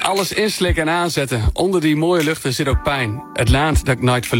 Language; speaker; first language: Dutch; native; Dutch